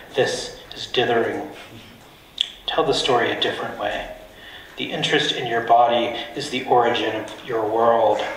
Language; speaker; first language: English; native; English